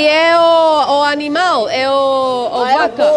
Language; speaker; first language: Portuguese; non-native, learner; English